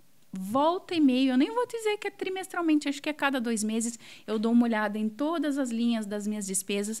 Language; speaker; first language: Portuguese; native; Portuguese